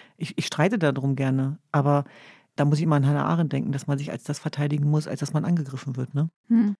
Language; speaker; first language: German; early bilingual, other home language; Kurdish